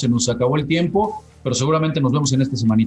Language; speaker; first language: Spanish; native; Spanish